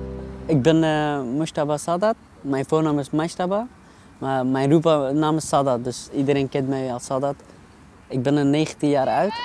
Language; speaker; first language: Dutch; non-native, learner; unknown